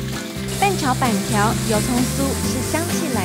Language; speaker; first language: Chinese; native; Chinese